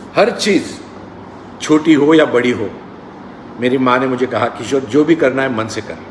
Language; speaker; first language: Hindi; non-native, local second language; Marathi